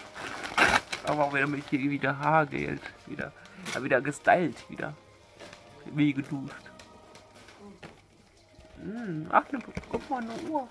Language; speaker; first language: German; native; German